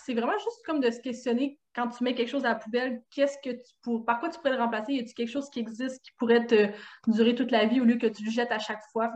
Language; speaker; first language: French; native; French